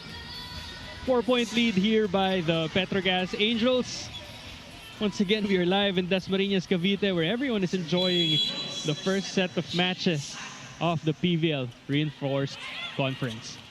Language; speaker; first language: English; non-native, local second language; Filipino